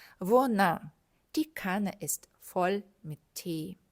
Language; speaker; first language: German; non-native, fluent; Ukrainian